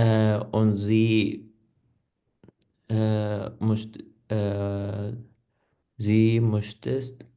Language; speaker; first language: German; non-native, learner; Punjabi